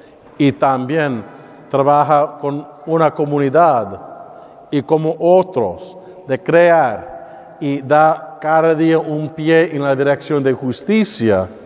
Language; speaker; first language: Spanish; non-native, learner; English